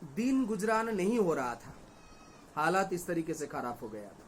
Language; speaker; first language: Hindi; non-native, local second language; Bangla